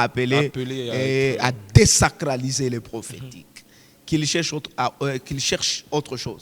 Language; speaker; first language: French; non-native, local second language; Swahili